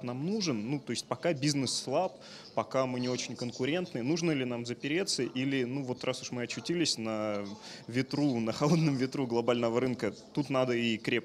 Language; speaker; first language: Russian; native; Russian